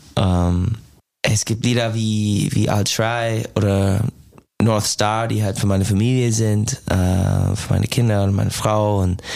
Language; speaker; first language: German; non-native, fluent; English